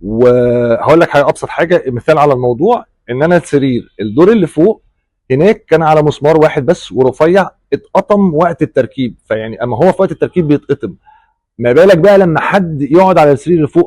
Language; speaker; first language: Arabic; native; Arabic